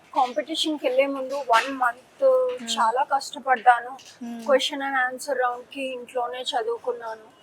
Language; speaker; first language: Telugu; non-native, local second language; Punjabi